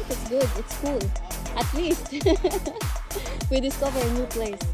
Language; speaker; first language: English; non-native, local second language; Filipino